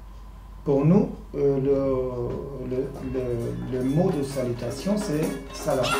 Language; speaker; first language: French; non-native, fluent; Persian